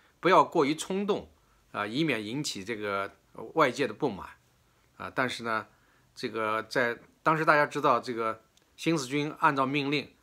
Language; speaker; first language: Chinese; native; Chinese